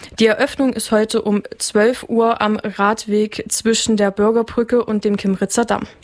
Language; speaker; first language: German; native; German